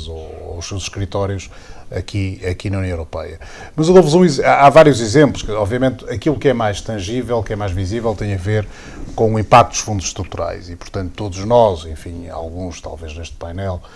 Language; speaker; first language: Portuguese; native; Portuguese